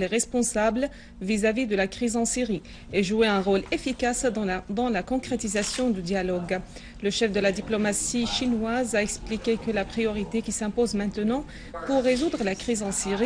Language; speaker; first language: French; non-native, fluent; Arabic